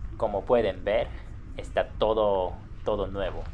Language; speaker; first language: Spanish; non-native, fluent; Japanese